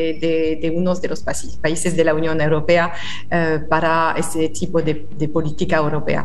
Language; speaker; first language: Spanish; non-native, fluent; French